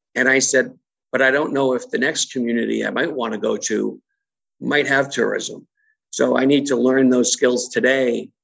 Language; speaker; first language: English; native; English